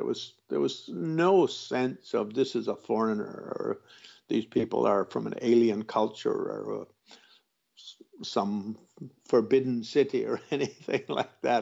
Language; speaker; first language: English; native; English